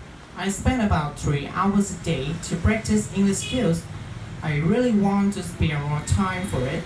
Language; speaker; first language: English; non-native, fluent; Vietnamese